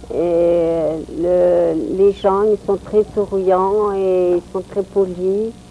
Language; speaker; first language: French; non-native, local second language; Arabic